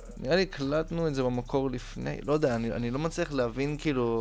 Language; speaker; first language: Hebrew; native; Hebrew